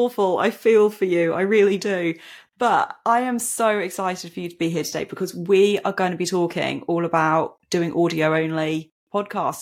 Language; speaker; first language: English; native; English